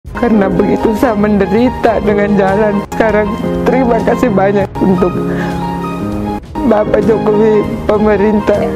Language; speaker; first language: Indonesian; non-native, local second language; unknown